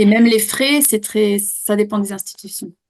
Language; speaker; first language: French; native; French